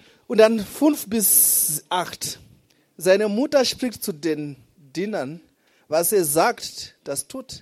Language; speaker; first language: German; non-native, fluent; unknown